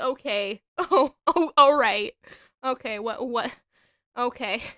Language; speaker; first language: English; native; English